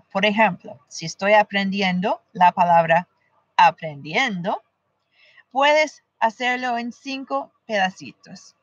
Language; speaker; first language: Spanish; non-native, fluent; English